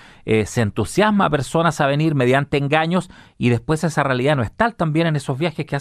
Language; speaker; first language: Spanish; native; Spanish